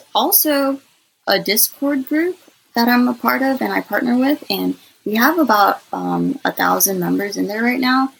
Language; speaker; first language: English; native; English